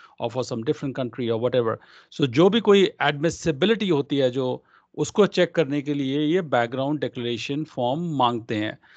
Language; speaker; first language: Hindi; non-native, local second language; Punjabi